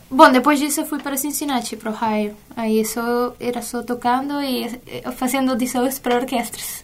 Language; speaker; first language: Portuguese; non-native, fluent; Spanish